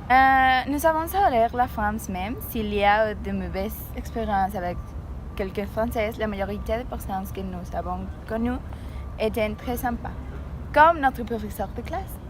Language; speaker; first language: French; non-native, learner; Spanish